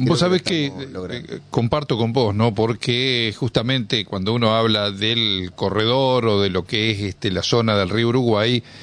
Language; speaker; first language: Spanish; native; Spanish